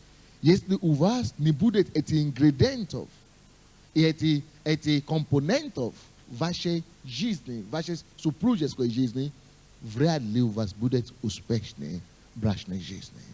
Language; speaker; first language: Russian; non-native, fluent; Yoruba